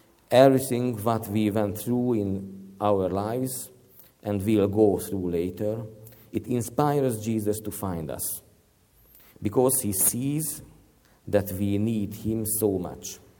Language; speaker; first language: English; non-native, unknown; Hungarian